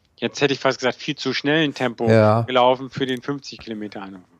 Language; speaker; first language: German; native; German